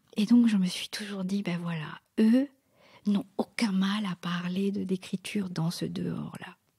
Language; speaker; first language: French; non-native, local second language; Morisyen